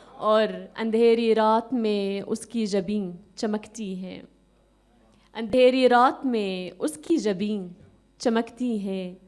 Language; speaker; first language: Urdu; non-native, fluent; Arabic